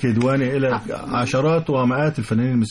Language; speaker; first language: Arabic; native; Arabic